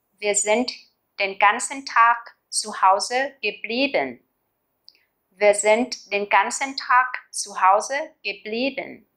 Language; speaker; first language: German; non-native, fluent; Vietnamese